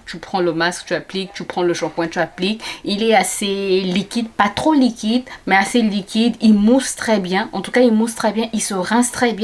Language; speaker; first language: French; native; French